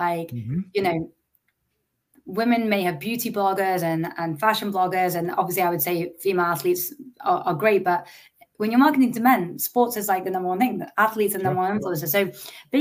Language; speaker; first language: English; native; English